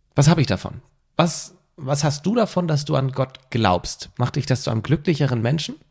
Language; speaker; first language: German; native; German